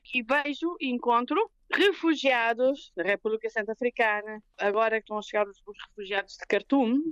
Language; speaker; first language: Portuguese; native; Portuguese